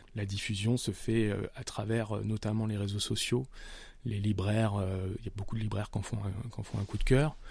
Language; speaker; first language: French; native; French